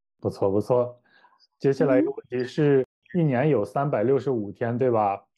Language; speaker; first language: Chinese; native; Chinese